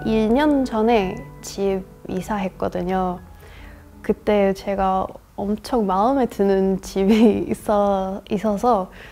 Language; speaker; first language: Korean; non-native, fluent; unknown